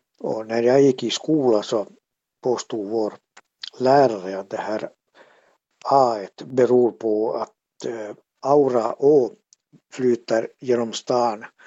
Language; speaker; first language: Swedish; native; Swedish